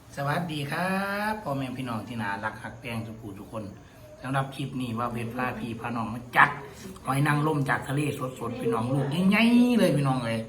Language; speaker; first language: Thai; non-native, local second language; Lao